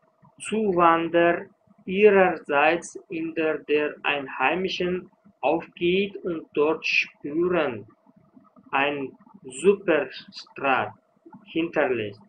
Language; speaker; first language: German; non-native, fluent; Uzbek